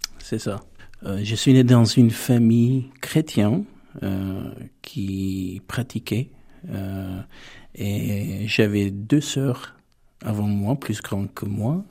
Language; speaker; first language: French; non-native, fluent; Armenian